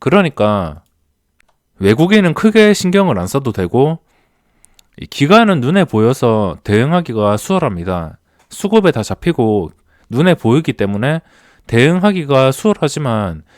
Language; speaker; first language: Korean; native; Korean